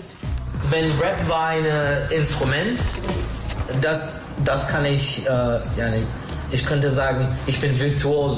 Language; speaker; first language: German; non-native, learner; Turkish